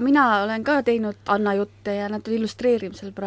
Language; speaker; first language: Estonian; native; Estonian